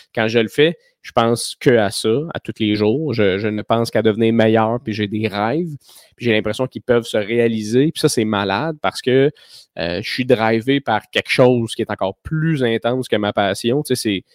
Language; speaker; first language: French; native; French